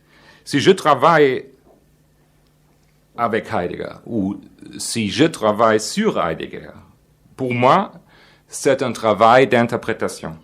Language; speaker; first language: French; non-native, fluent; German